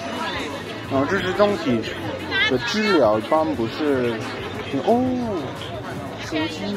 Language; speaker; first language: Chinese; non-native, learner; English